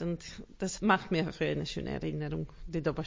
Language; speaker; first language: German; non-native, learner; Hungarian